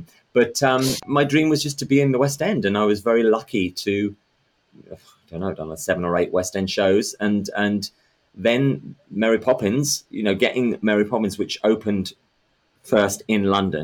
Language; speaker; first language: English; native; English